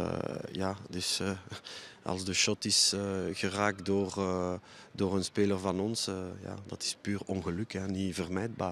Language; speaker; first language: Dutch; non-native, local second language; French